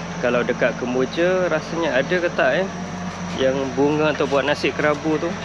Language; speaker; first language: Malay; non-native, fluent; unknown